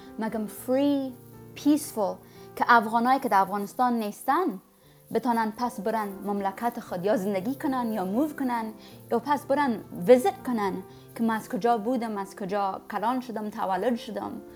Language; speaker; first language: Persian; early bilingual, heritage; Persian